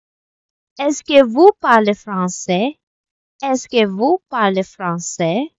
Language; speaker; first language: French; non-native, learner; Filipino